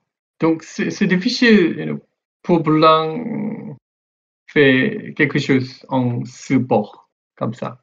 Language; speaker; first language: French; non-native, learner; Korean